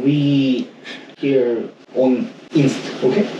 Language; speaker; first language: English; non-native, learner; Korean